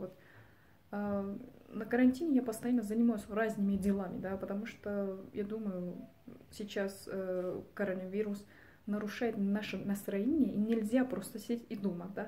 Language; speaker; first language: Russian; non-native, learner; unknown